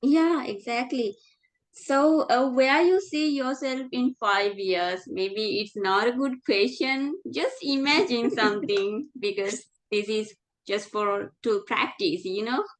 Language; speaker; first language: English; non-native, fluent; Sinhala